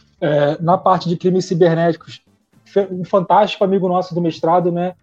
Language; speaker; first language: Portuguese; native; Portuguese